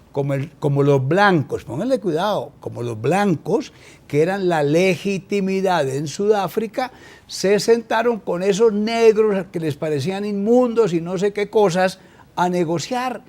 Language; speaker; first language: Spanish; native; Spanish